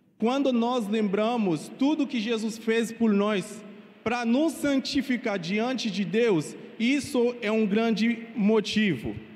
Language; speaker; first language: Portuguese; non-native, fluent; Haitian Creole